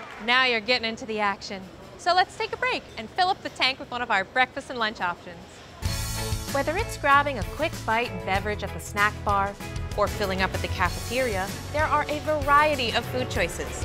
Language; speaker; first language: English; native; English